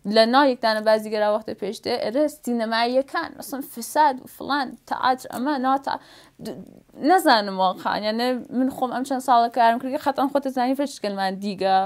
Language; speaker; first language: Central Kurdish; native; Central Kurdish